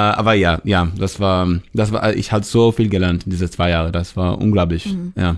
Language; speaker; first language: German; non-native, learner; Hebrew